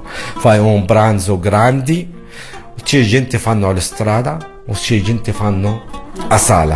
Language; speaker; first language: Italian; non-native, learner; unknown